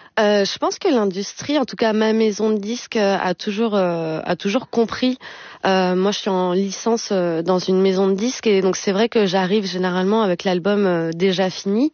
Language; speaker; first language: French; native; French